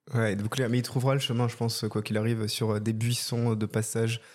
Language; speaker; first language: French; native; French